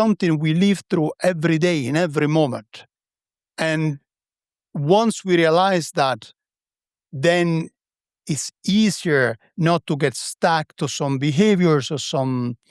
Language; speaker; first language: English; non-native, fluent; Italian